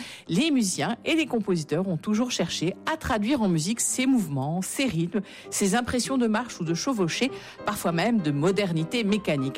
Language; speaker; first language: French; native; French